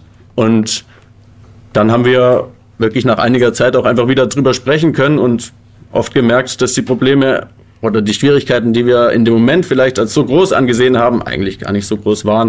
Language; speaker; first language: German; native; German